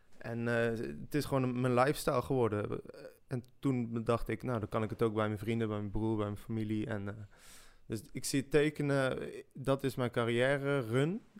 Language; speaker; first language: Dutch; early bilingual, other home language; French